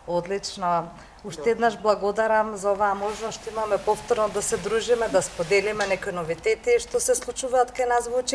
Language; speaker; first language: Macedonian; native; Macedonian